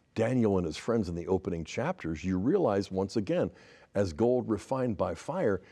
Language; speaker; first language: English; native; English